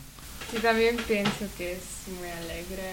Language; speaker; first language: Spanish; non-native, fluent; Czech